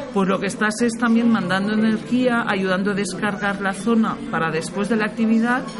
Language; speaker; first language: Spanish; native; Spanish